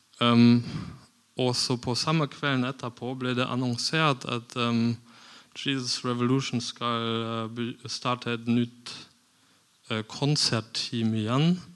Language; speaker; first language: Norwegian; non-native, fluent; German